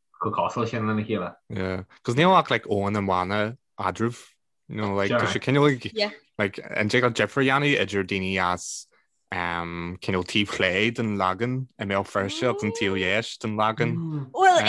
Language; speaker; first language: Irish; non-native, local second language; English